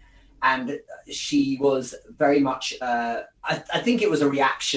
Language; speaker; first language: English; native; English